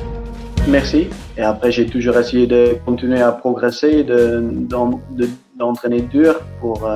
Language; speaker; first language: French; non-native, fluent; Dutch